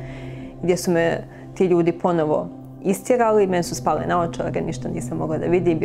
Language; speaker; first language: Bosnian; native; Bosnian